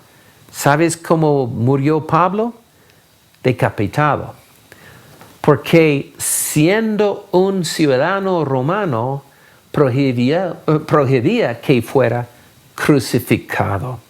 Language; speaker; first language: Spanish; non-native, fluent; English